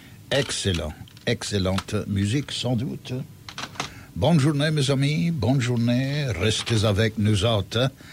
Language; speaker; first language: French; early bilingual, heritage; French